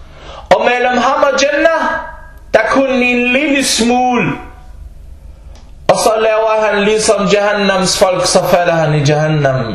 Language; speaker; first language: Danish; early bilingual, other home language; Arabic